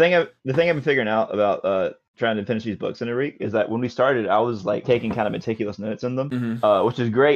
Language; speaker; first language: English; native; English